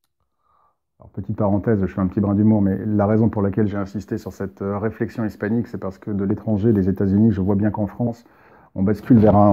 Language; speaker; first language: French; native; French